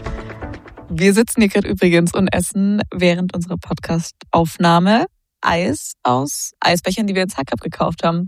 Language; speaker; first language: German; native; German